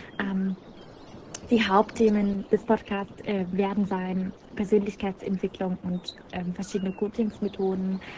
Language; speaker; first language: German; non-native, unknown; Arabic